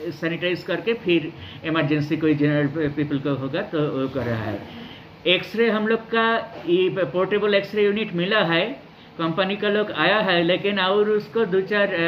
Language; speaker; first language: Hindi; non-native, local second language; Nepali